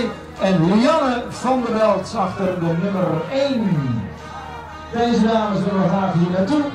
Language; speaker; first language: Dutch; native; Dutch